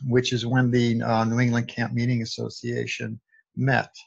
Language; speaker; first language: English; native; English